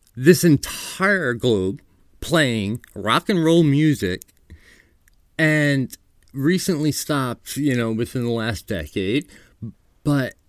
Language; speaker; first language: English; native; English